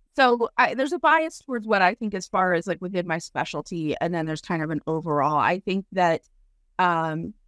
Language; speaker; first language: English; native; English